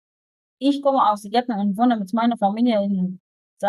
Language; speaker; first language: German; non-native, fluent; Arabic